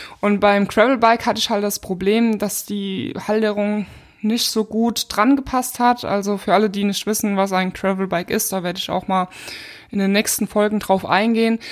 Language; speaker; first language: German; native; German